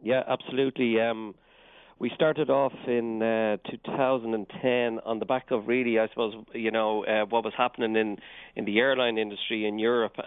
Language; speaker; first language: English; native; English